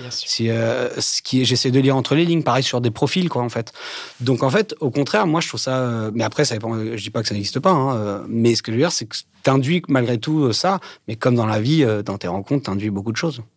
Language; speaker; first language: French; native; French